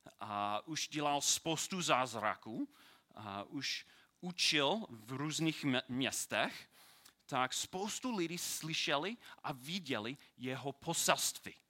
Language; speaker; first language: Czech; non-native, learner; English